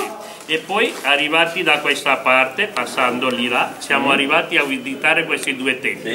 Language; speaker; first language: Italian; non-native, fluent; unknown